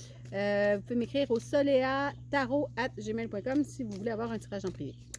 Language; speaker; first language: French; native; French